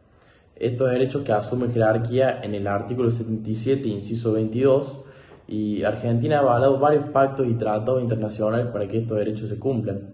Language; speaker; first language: Spanish; native; Spanish